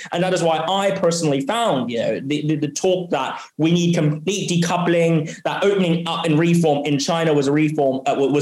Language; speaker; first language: English; non-native, local second language; Cantonese